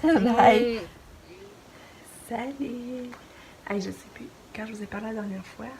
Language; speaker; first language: French; native; French